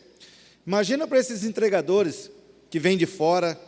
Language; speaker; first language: Portuguese; native; Portuguese